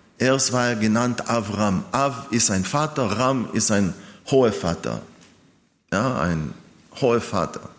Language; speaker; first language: German; non-native, fluent; Hebrew